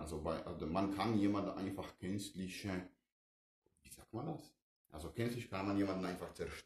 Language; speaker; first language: German; non-native, fluent; Polish